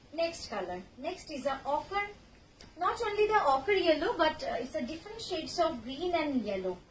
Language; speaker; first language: Hindi; non-native, local second language; Bangla